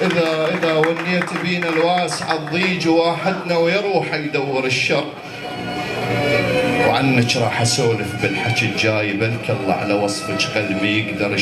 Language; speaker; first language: Arabic; native; Arabic